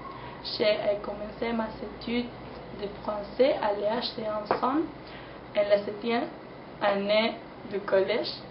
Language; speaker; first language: French; non-native, learner; Spanish